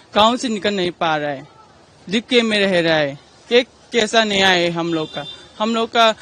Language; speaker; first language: Hindi; non-native, local second language; Manipuri